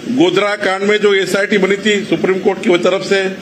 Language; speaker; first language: Hindi; non-native, local second language; Marathi